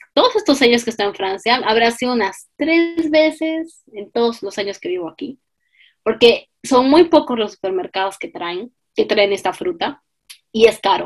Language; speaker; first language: Spanish; native; Spanish